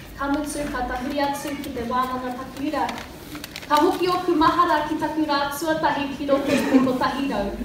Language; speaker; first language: Māori; native; Māori